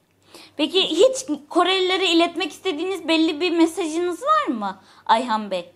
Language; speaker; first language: Turkish; native; Turkish